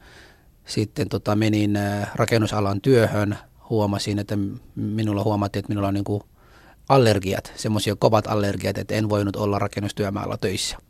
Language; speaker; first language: Finnish; non-native, fluent; Somali